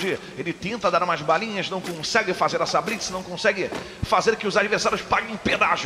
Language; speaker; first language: Portuguese; native; Portuguese